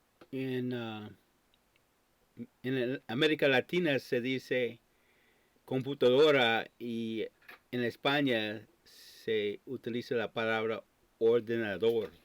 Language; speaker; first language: Spanish; non-native, fluent; English